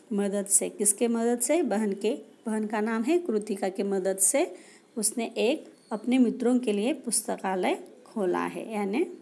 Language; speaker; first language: Hindi; non-native, local second language; Marathi